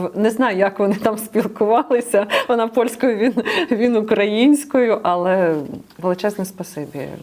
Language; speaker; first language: Ukrainian; native; Ukrainian